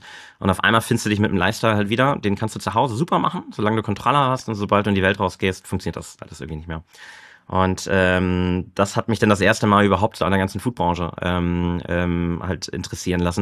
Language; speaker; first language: German; native; German